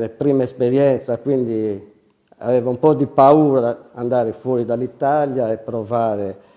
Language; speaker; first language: Italian; native; Italian